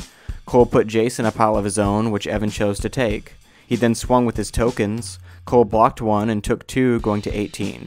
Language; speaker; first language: English; native; English